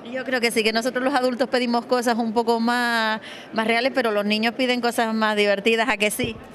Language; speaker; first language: Spanish; native; Spanish